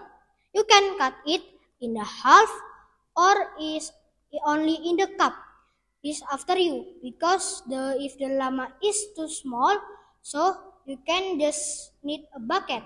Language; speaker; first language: English; non-native, learner; Indonesian